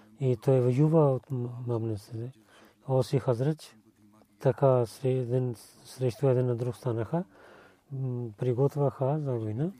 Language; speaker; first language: Bulgarian; non-native, learner; Urdu